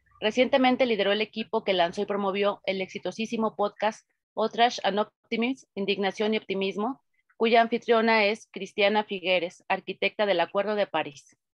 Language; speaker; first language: Spanish; native; Spanish